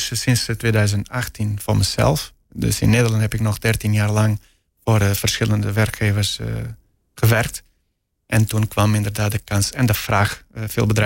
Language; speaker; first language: Dutch; non-native, fluent; Portuguese